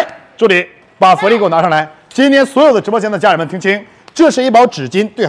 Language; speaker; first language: Chinese; native; Chinese